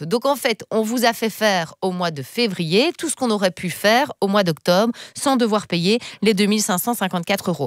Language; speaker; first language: French; native; French